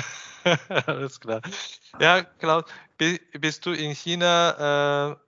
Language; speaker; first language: German; non-native, fluent; Chinese